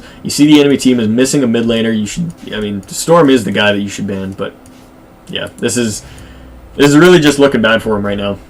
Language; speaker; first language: English; native; English